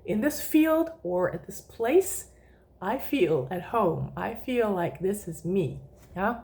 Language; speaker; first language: English; non-native, fluent; Danish